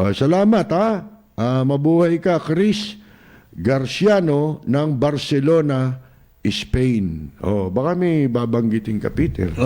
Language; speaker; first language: Filipino; native; Filipino